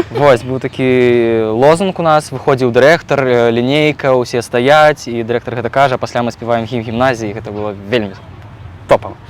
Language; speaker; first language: Belarusian; non-native, local second language; Russian